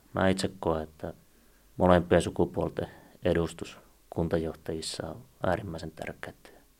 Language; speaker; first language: Finnish; native; Finnish